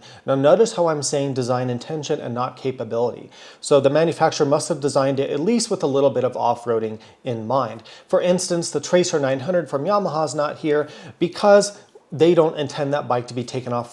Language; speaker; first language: English; native; English